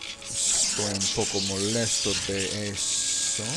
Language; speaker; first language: Spanish; non-native, learner; English